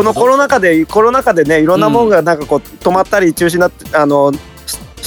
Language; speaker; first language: Japanese; native; Japanese